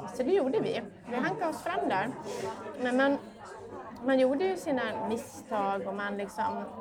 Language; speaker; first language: Swedish; native; Swedish